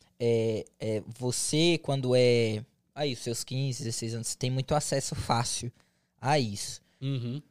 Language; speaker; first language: Portuguese; native; Portuguese